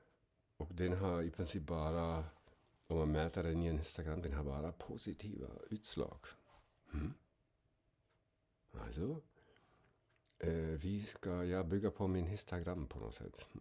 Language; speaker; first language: Swedish; non-native, fluent; German